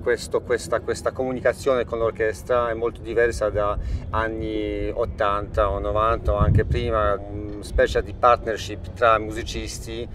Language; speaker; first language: Italian; non-native, fluent; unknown